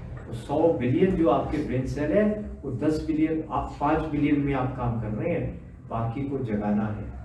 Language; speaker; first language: Hindi; native; Hindi